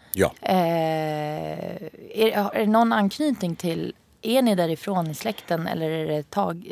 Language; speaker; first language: Swedish; early bilingual, other home language; Persian